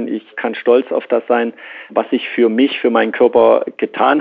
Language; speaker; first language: German; native; German